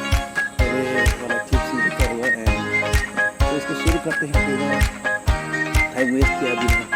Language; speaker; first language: Hindi; non-native, local second language; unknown